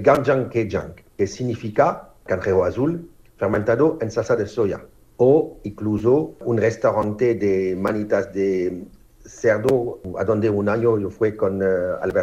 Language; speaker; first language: Spanish; non-native, learner; French